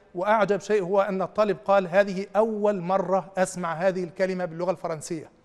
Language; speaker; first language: Arabic; native; Arabic